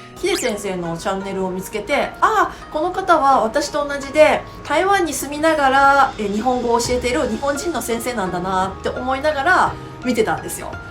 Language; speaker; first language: Japanese; native; Japanese